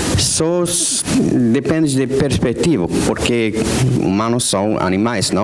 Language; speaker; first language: Portuguese; non-native, fluent; English